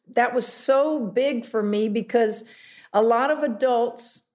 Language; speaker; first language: English; native; English